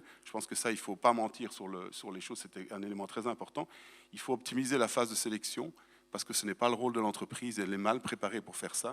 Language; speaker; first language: French; native; French